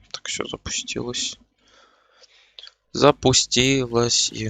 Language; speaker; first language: Russian; native; Russian